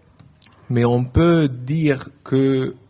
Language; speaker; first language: French; non-native, learner; Arabic